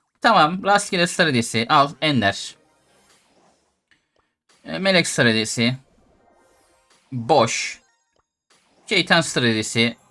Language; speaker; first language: Turkish; native; Turkish